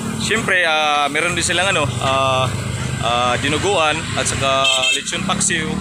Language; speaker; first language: Filipino; non-native, local second language; Cebuano